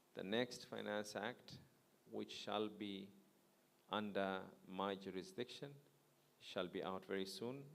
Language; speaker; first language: English; non-native, local second language; Swahili